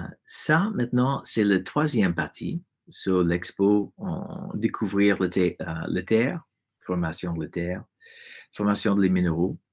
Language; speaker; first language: French; non-native, fluent; English